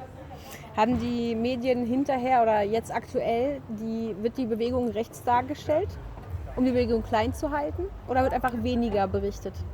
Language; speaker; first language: German; native; German